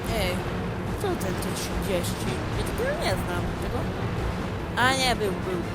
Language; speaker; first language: Polish; native; Polish